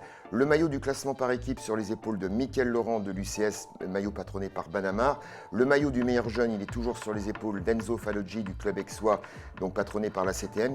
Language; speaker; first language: French; native; French